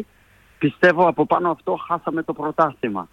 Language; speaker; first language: Greek; non-native, fluent; French